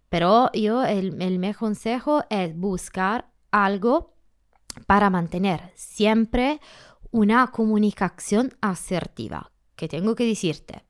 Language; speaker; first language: Spanish; non-native, learner; Italian